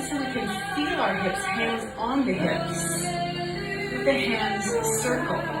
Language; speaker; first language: English; native; English